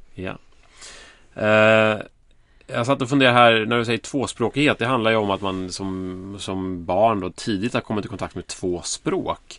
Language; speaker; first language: Swedish; native; Swedish